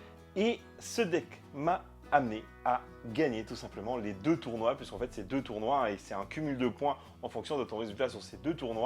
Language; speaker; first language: French; native; French